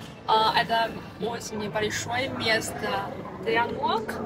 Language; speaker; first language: Russian; non-native, learner; Chinese